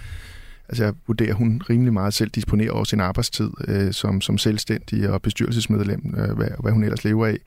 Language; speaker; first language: Danish; native; Danish